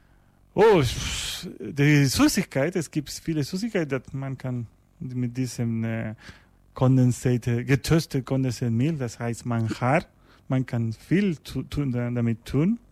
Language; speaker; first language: German; non-native, learner; Spanish